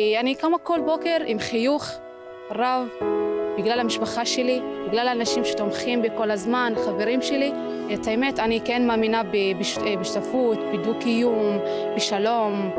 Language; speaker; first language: Hebrew; non-native, local second language; Arabic